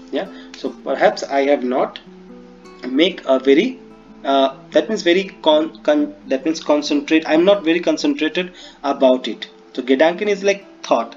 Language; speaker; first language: English; non-native, local second language; Hindi